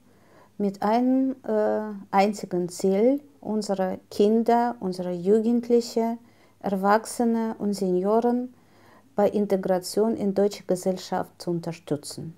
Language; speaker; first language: German; non-native, fluent; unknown